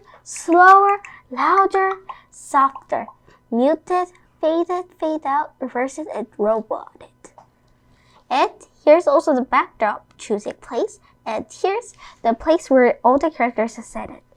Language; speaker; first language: English; non-native, fluent; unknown